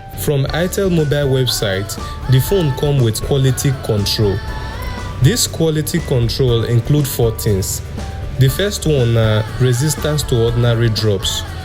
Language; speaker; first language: Nigerian Pidgin; native; Nigerian Pidgin